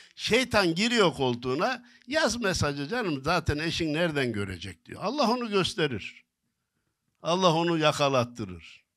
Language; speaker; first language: Turkish; native; Turkish